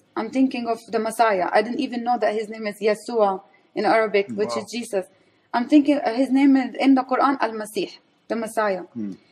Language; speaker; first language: English; non-native, fluent; Arabic